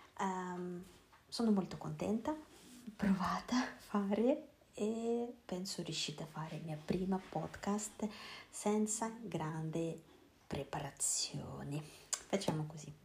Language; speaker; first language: Italian; non-native, learner; Russian